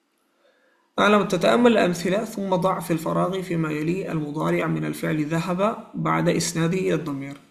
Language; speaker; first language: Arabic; non-native, fluent; Malayalam